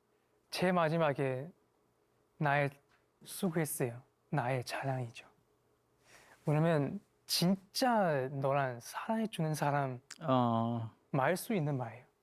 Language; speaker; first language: Korean; non-native, fluent; Chinese